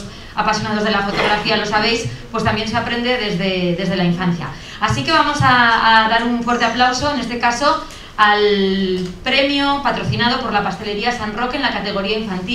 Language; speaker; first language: Spanish; native; Spanish